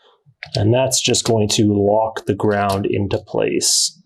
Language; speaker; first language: English; native; English